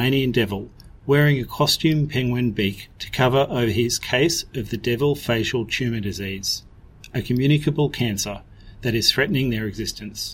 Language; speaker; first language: English; native; English